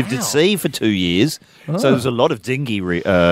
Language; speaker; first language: English; native; English